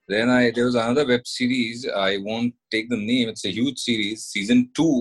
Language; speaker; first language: English; non-native, local second language; Hindi